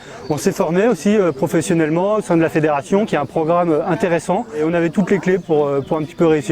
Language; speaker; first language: French; native; French